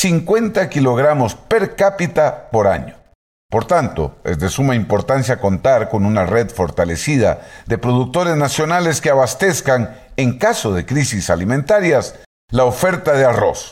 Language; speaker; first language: Spanish; native; Spanish